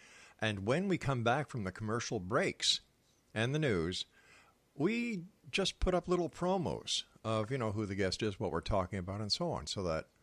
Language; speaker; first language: English; native; English